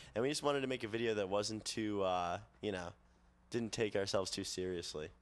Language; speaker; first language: English; native; English